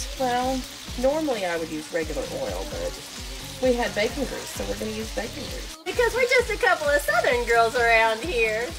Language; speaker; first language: English; native; English